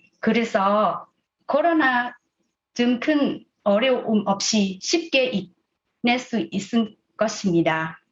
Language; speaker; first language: Korean; non-native, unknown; Thai